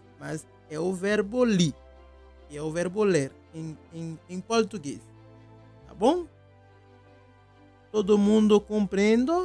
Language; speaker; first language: Portuguese; non-native, local second language; Haitian Creole